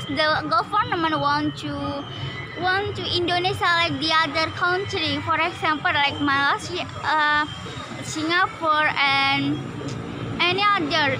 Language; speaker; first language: English; non-native, learner; Indonesian